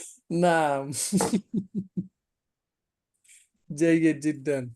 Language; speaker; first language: Arabic; non-native, fluent; Indonesian